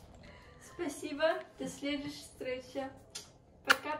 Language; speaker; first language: Russian; early bilingual, heritage; Russian